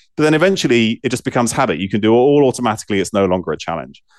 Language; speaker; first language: English; native; English